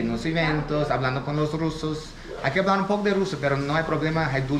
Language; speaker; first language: Spanish; non-native, learner; Portuguese